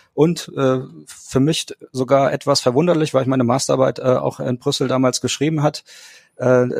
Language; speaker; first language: German; native; German